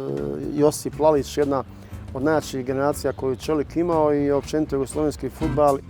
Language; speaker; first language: Bosnian; native; Bosnian